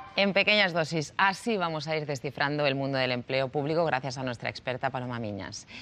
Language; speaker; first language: Spanish; native; Spanish